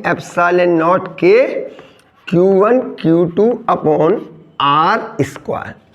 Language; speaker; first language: Hindi; native; Hindi